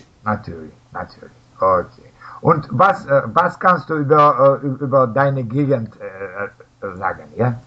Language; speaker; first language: German; non-native, fluent; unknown